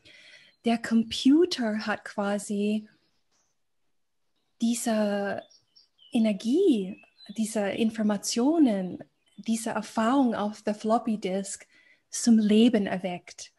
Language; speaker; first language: German; non-native, fluent; English